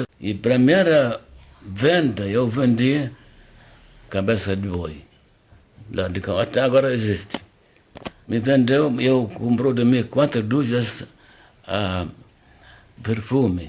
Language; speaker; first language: Portuguese; non-native, learner; Arabic